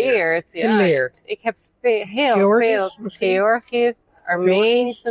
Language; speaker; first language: Dutch; non-native, fluent; Polish